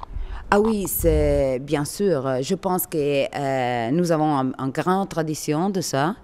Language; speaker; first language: French; non-native, learner; Italian